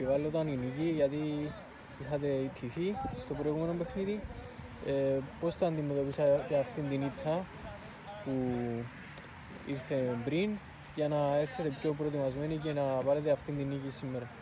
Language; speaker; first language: Greek; native; Greek